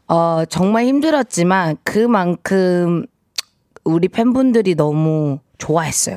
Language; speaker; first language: Korean; early bilingual, heritage; Korean